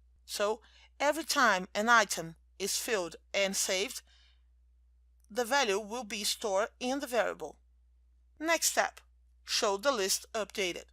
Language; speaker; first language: English; non-native, fluent; Portuguese